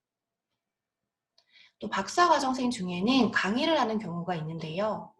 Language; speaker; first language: Korean; native; Korean